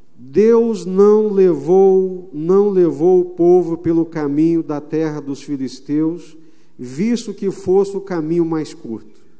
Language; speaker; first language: Portuguese; native; Portuguese